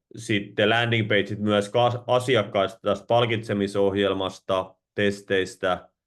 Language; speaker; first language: Finnish; native; Finnish